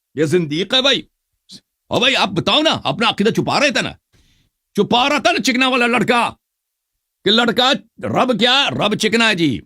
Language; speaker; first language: Urdu; non-native, fluent; Persian